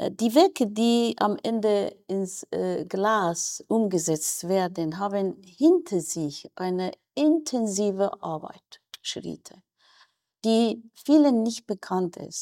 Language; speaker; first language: German; non-native, fluent; Persian